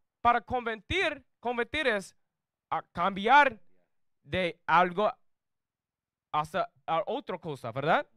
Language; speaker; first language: Spanish; non-native, learner; English